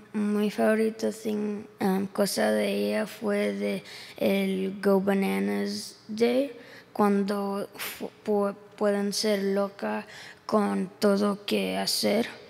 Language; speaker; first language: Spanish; early bilingual, heritage; English